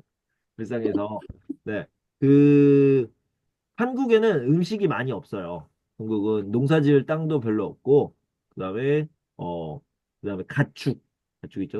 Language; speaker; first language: Korean; native; Korean